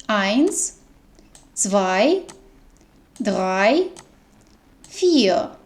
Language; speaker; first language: German; non-native, fluent; Ukrainian